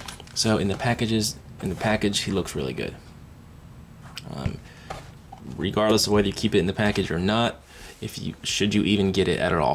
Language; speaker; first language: English; native; English